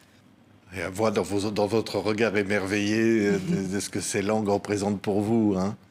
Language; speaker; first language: French; native; French